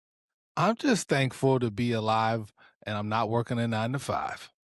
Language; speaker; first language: English; native; English